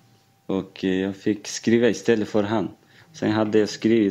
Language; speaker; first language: Swedish; non-native, fluent; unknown